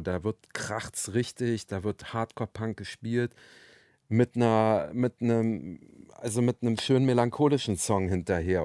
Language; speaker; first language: German; native; German